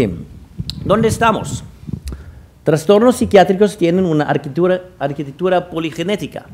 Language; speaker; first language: Spanish; non-native, fluent; German